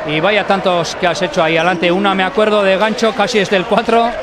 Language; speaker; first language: Spanish; non-native, local second language; Basque